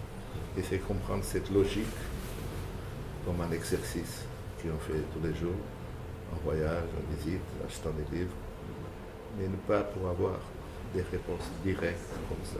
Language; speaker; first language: French; non-native, fluent; Portuguese